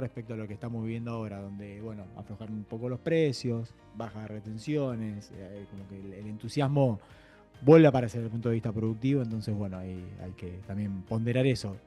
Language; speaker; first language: Spanish; native; Spanish